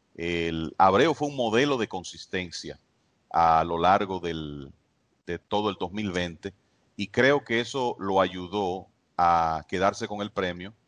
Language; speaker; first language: Spanish; native; Spanish